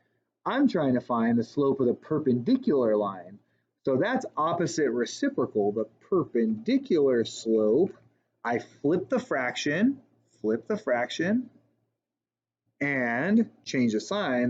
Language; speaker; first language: English; native; English